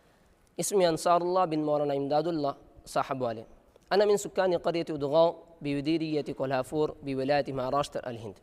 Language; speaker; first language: Arabic; non-native, learner; Urdu